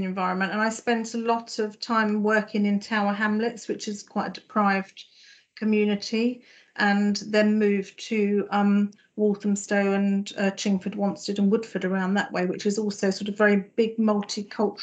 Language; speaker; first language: English; native; English